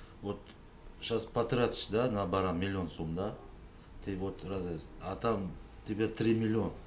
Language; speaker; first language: Russian; non-native, local second language; Uzbek